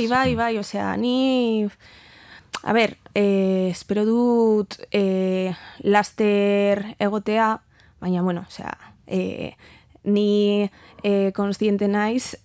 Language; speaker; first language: Basque; non-native, learner; Spanish